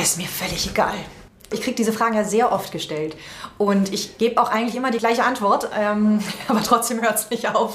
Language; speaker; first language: German; native; German